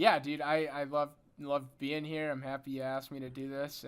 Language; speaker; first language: English; native; English